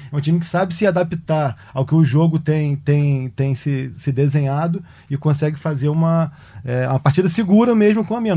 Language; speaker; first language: Portuguese; native; Portuguese